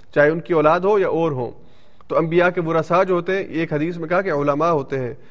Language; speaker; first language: Urdu; early bilingual, heritage; Urdu